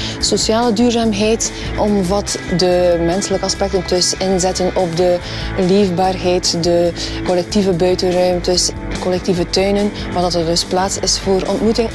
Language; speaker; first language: Dutch; native; Dutch